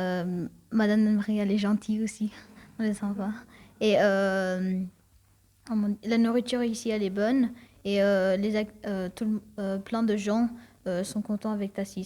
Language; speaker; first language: French; non-native, learner; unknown